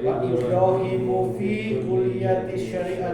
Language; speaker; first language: Arabic; non-native, learner; Indonesian